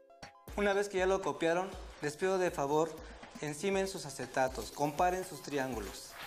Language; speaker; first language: Spanish; native; Spanish